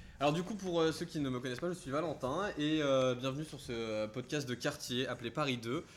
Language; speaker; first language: French; native; French